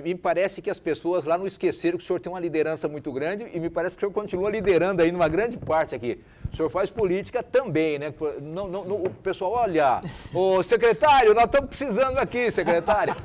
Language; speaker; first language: Portuguese; native; Portuguese